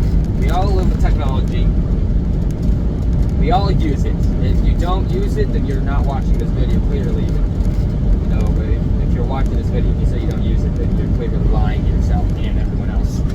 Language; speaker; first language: English; native; English